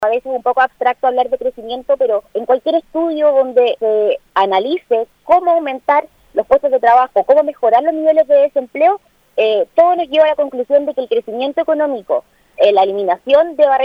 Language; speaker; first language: Spanish; native; Spanish